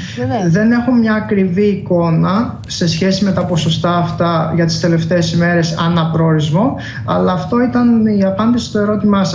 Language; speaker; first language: Greek; native; Greek